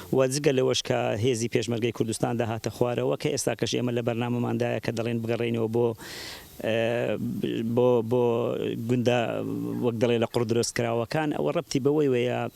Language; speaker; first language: Central Kurdish; native; Central Kurdish